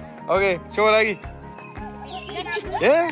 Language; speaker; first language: Indonesian; non-native, learner; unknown